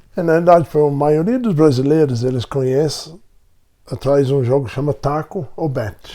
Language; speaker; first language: Portuguese; non-native, fluent; English